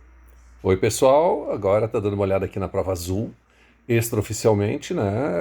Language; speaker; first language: Portuguese; native; Portuguese